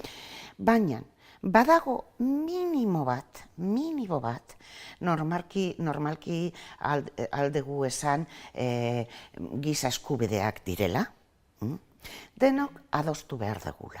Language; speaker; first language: Basque; non-native, local second language; Spanish